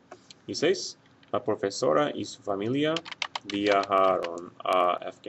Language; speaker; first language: Spanish; non-native, fluent; English